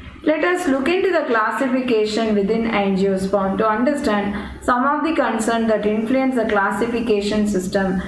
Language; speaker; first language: English; non-native, local second language; Tamil